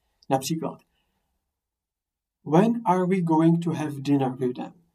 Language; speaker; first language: English; non-native, fluent; Czech